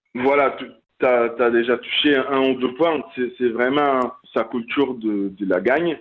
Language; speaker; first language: French; non-native, fluent; Portuguese